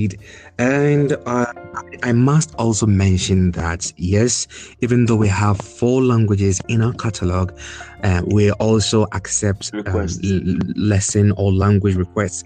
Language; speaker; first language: English; non-native, local second language; Ga